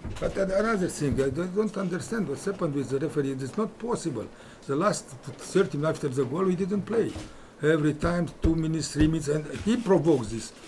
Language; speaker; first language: English; non-native, fluent; Romanian